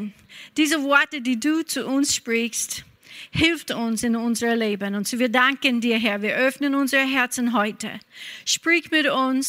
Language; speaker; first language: German; non-native, fluent; English